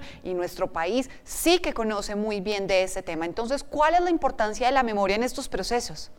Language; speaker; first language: Spanish; native; Spanish